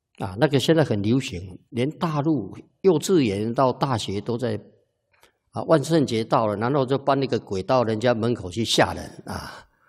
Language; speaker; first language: Chinese; non-native, local second language; Min Nan Chinese